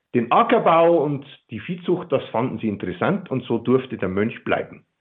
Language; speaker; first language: German; native; German